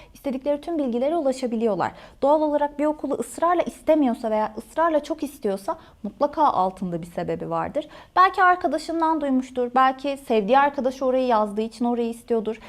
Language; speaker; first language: Turkish; native; Turkish